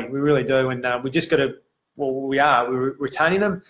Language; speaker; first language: English; native; English